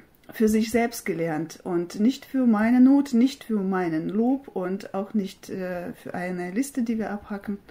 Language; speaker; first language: German; non-native, fluent; Russian